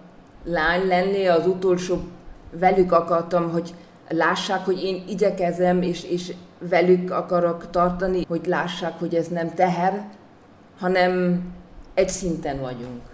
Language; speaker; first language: Hungarian; non-native, fluent; German